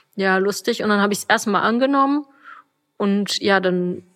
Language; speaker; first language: German; non-native, fluent; Polish